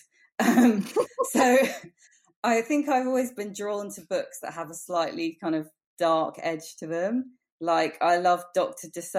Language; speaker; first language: English; native; English